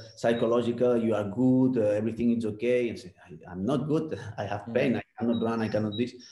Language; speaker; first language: English; non-native, fluent; Spanish